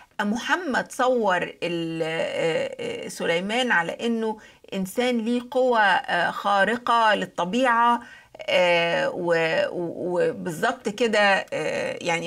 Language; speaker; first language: Arabic; native; Arabic